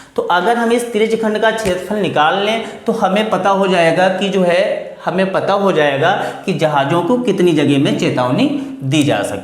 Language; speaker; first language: Hindi; native; Hindi